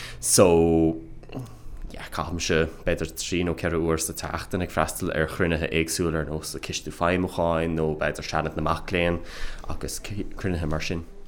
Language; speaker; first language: Irish; non-native, local second language; English